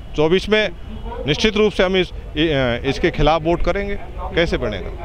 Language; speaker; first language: Hindi; native; Hindi